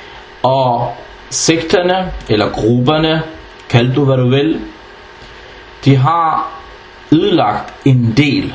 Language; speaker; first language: Danish; non-native, fluent; Arabic